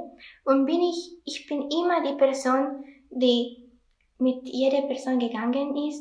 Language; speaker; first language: German; non-native, learner; Italian